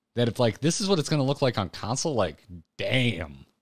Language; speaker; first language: English; native; English